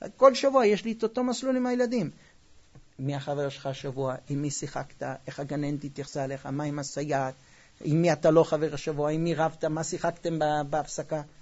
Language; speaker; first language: Hebrew; non-native, fluent; English